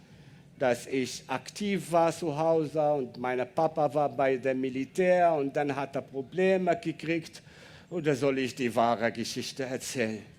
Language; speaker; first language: German; non-native, learner; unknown